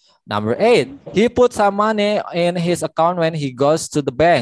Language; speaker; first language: English; non-native, fluent; Indonesian